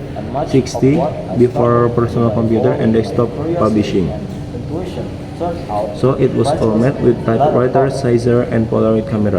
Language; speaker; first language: English; non-native, learner; Indonesian